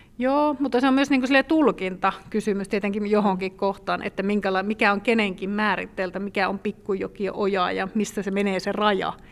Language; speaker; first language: Finnish; native; Finnish